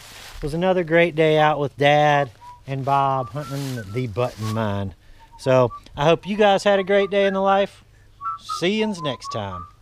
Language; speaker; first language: English; native; English